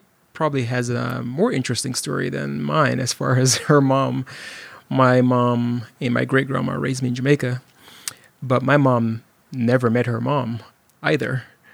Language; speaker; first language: English; non-native, local second language; Jamaican Creole English